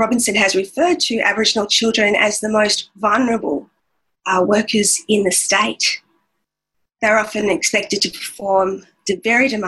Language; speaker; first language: English; native; English